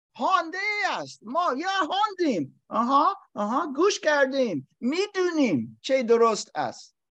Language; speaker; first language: Persian; non-native, learner; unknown